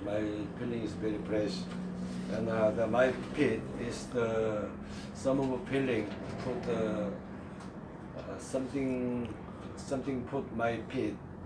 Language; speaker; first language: English; non-native, learner; Korean